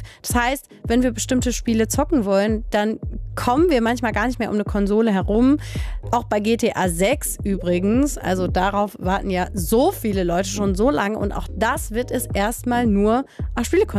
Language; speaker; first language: German; native; German